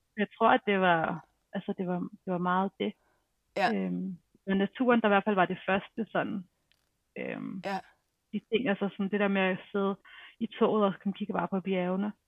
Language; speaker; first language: Danish; native; Danish